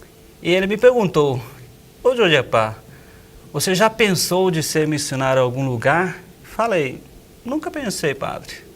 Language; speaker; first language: Portuguese; non-native, fluent; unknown